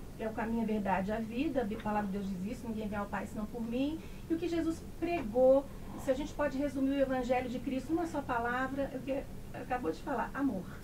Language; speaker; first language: Portuguese; native; Portuguese